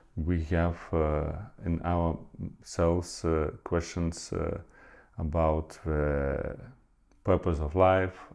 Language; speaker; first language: English; non-native, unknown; Lithuanian